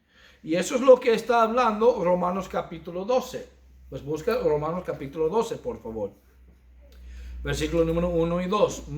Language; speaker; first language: Spanish; non-native, fluent; English